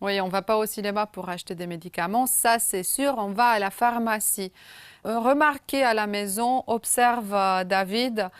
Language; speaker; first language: French; non-native, fluent; Romanian